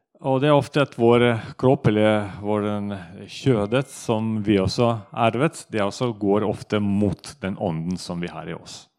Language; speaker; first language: Norwegian; non-native, fluent; Russian